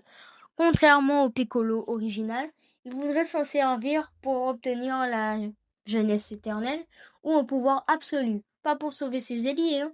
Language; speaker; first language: French; native; French